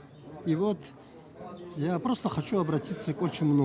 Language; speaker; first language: Russian; non-native, local second language; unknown